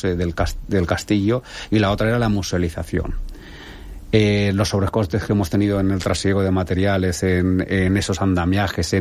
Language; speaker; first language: Spanish; native; Spanish